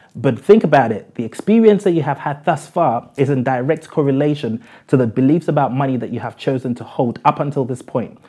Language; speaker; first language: English; native; English